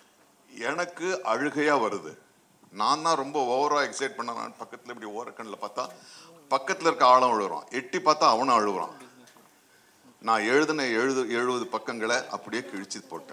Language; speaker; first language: Tamil; native; Tamil